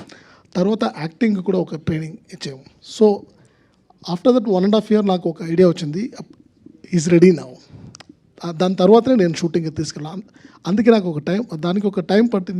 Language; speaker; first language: Telugu; non-native, learner; Tamil